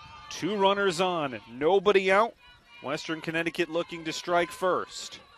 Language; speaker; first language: English; native; English